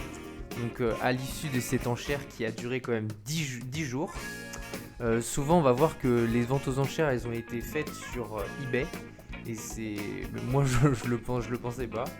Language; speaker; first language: French; native; French